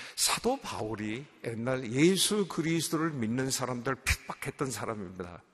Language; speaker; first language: Korean; native; Korean